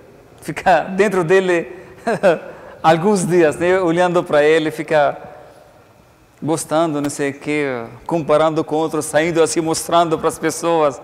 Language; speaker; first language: Portuguese; non-native, learner; Arabic